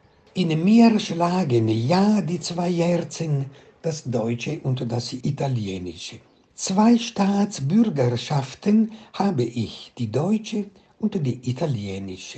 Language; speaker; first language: German; non-native, fluent; Italian